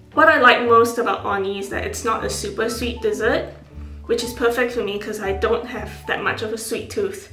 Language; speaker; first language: English; non-native, local second language; Min Nan Chinese